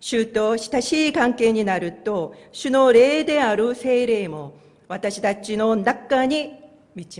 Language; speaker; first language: Japanese; non-native, fluent; Korean